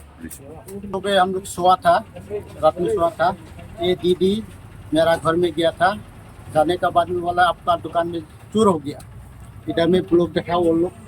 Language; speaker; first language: Hindi; non-native, local second language; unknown